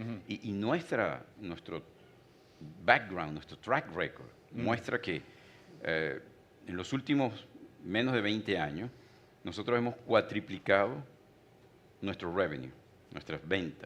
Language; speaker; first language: Spanish; native; Spanish